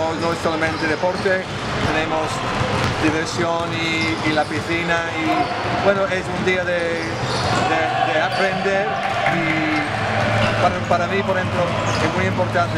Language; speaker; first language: Spanish; non-native, fluent; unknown